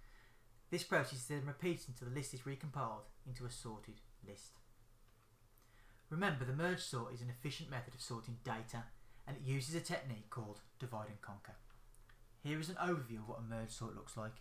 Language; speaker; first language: English; native; English